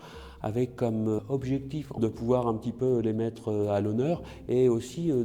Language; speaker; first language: French; native; French